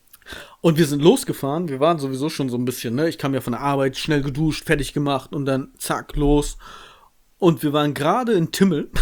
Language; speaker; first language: German; native; German